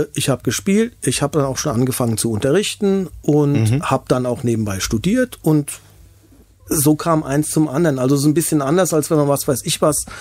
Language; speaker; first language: German; native; German